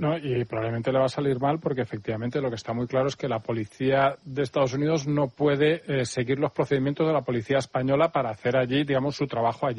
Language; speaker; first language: Spanish; native; Spanish